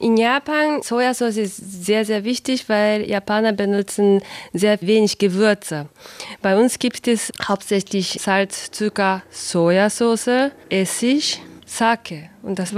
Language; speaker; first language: German; non-native, fluent; Japanese